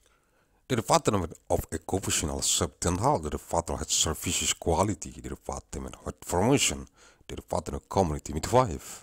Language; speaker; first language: English; non-native, learner; Indonesian